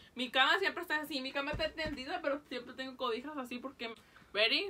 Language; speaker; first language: Spanish; early bilingual, heritage; Spanish